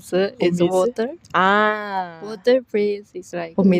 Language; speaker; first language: English; non-native, fluent; Japanese